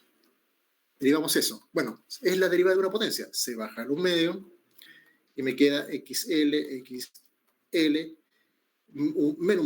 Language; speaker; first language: Spanish; native; Spanish